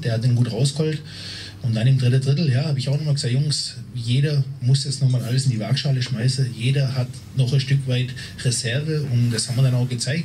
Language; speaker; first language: German; native; German